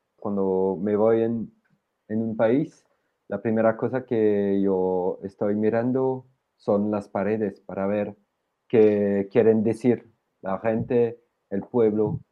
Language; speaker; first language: Spanish; non-native, fluent; French